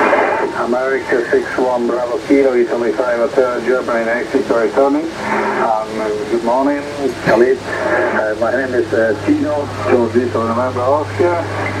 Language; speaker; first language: English; non-native, learner; Italian